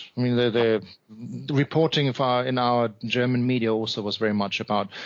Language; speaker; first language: English; non-native, fluent; German